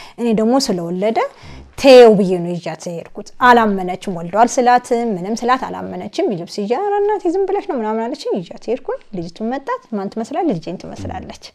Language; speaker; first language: Amharic; native; Amharic